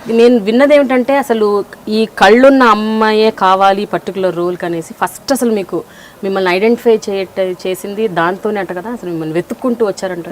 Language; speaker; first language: Telugu; native; Telugu